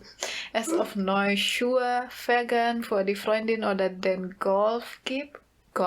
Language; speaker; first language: German; non-native, fluent; Indonesian